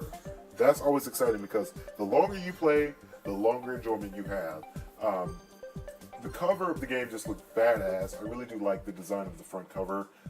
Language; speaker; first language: English; native; English